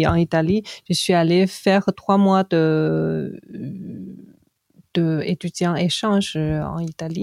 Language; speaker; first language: French; non-native, fluent; Chinese